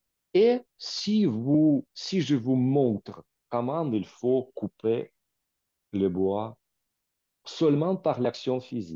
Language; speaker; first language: French; non-native, fluent; Russian